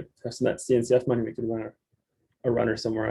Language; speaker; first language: English; native; English